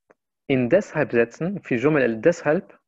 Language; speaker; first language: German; non-native, fluent; Arabic